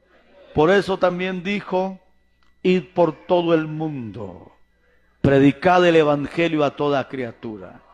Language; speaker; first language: Spanish; native; Spanish